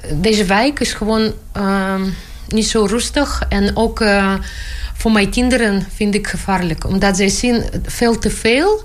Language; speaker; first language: Dutch; non-native, learner; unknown